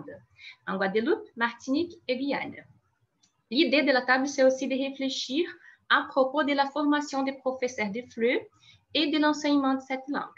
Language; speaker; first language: French; non-native, fluent; Portuguese